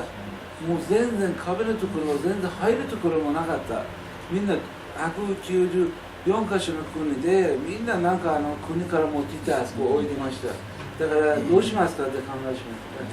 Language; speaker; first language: Japanese; non-native, learner; Persian